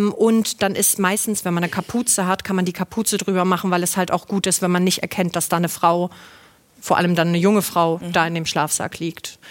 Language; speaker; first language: German; non-native, local second language; Luxembourgish